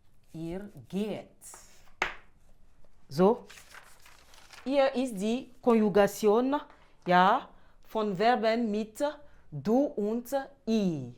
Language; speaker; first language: German; non-native, fluent; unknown